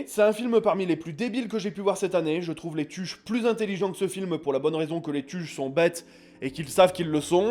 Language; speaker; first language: French; native; French